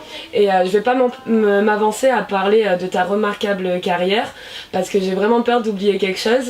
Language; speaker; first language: French; native; French